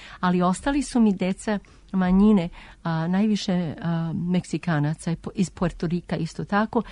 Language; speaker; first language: Serbian; early bilingual, heritage; Serbian